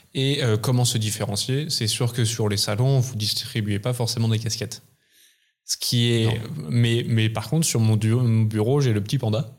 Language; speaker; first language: French; native; French